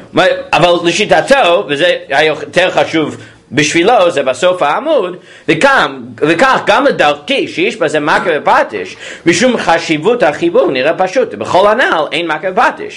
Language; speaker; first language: Hebrew; non-native, fluent; English